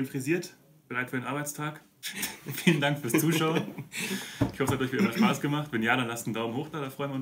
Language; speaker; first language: German; native; German